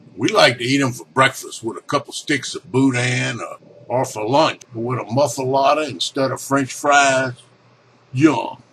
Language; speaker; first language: English; native; English